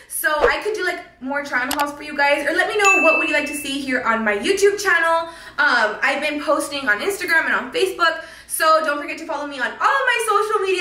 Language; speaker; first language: English; early bilingual, other home language; Spanish